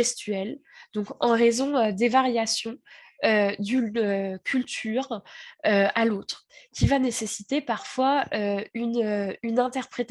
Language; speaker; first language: French; native; French